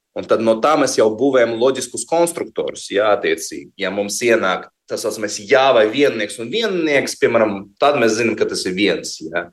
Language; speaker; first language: Latvian; non-native, local second language; Russian